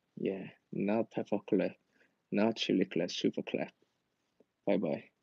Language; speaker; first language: English; non-native, learner; Korean